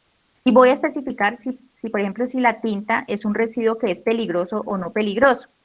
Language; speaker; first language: Spanish; native; Spanish